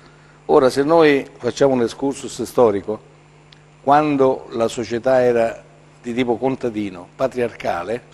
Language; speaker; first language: Italian; native; Italian